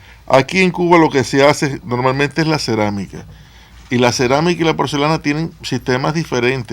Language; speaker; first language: Spanish; native; Spanish